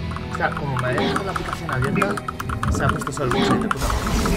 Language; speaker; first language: Spanish; native; Spanish